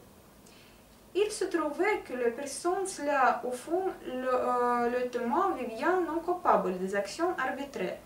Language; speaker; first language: French; non-native, learner; Russian